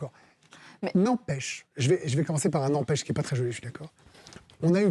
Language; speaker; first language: French; native; French